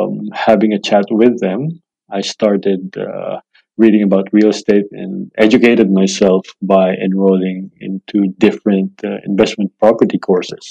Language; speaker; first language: English; non-native, local second language; Filipino